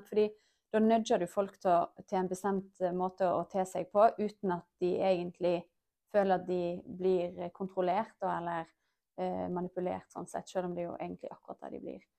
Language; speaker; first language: Norwegian; native; Norwegian